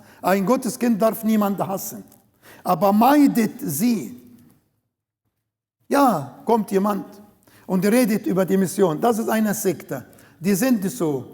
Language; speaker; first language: German; non-native, learner; Arabic